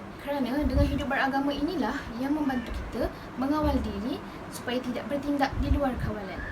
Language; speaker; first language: Malay; native; Malay